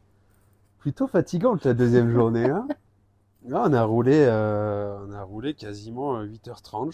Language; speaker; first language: French; native; French